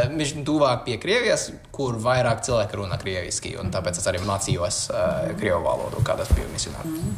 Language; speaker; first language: Latvian; non-native, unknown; English